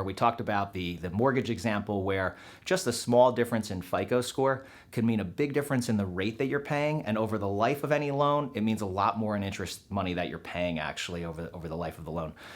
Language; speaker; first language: English; native; English